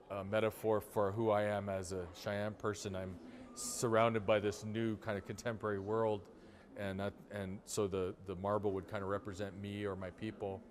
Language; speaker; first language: English; native; English